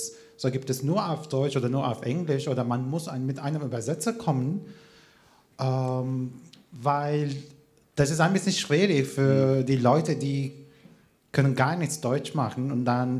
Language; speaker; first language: German; non-native, fluent; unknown